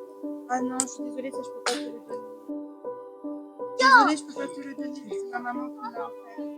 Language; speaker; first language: French; native; French